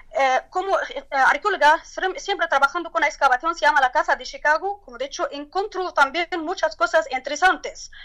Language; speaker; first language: Spanish; non-native, learner; Turkish